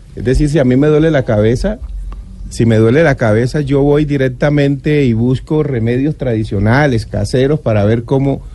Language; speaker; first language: Spanish; native; Spanish